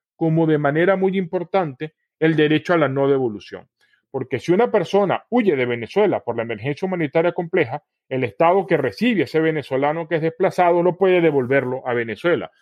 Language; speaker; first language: Spanish; native; Spanish